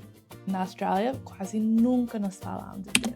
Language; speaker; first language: Portuguese; non-native, learner; English